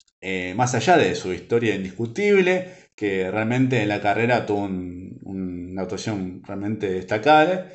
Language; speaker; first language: Spanish; native; Spanish